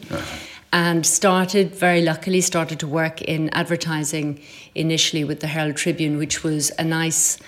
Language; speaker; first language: English; native; English